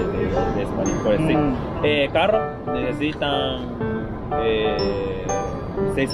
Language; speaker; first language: Spanish; non-native, learner; Japanese